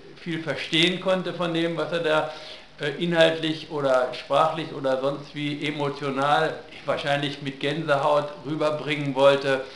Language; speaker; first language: German; native; German